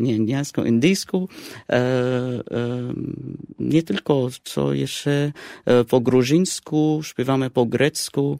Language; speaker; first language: Polish; non-native, fluent; Arabic